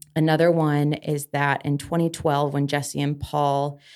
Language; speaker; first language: English; native; English